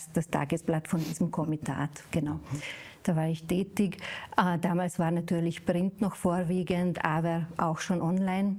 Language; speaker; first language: German; non-native, fluent; Hungarian